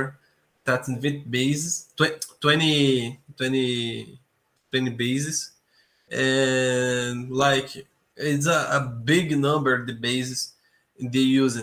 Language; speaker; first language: English; non-native, learner; Portuguese